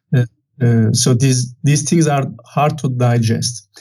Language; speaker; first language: English; non-native, fluent; Turkish